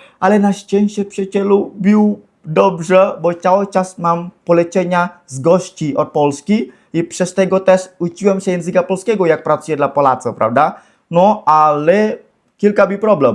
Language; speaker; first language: Polish; non-native, learner; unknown